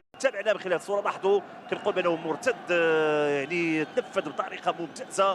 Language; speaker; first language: Arabic; native; Arabic